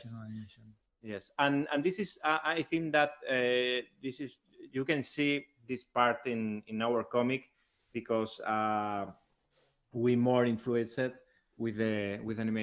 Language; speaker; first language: English; non-native, learner; Spanish